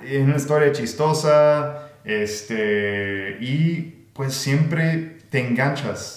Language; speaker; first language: Spanish; non-native, fluent; English